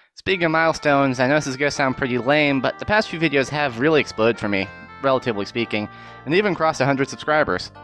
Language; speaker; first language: English; native; English